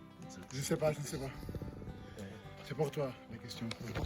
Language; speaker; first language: French; non-native, learner; Portuguese